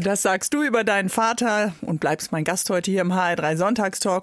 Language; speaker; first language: German; native; German